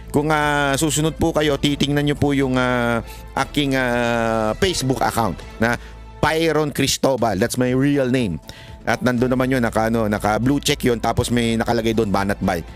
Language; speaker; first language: Filipino; native; Filipino